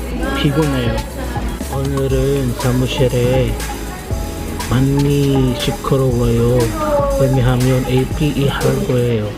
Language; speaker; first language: Korean; non-native, learner; Cebuano